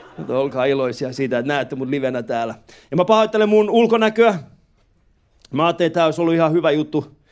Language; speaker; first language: Finnish; early bilingual, other home language; Persian